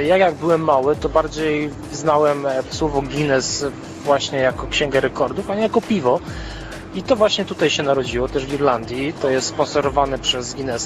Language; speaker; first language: Polish; native; Polish